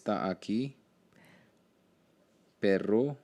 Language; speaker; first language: Spanish; non-native, learner; Hindi